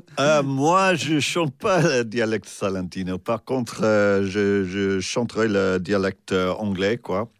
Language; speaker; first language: French; non-native, fluent; English